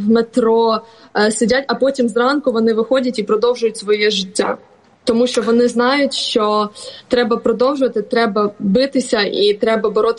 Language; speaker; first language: Ukrainian; native; Ukrainian